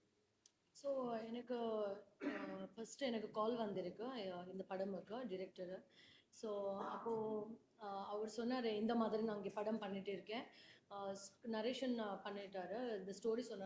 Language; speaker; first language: Tamil; non-native, learner; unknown